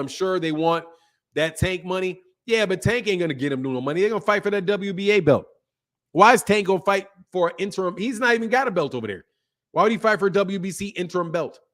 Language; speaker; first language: English; native; English